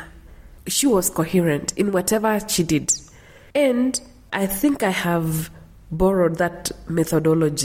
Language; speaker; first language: English; non-native, local second language; Kalenjin